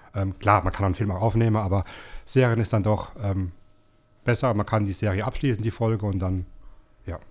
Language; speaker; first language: German; native; German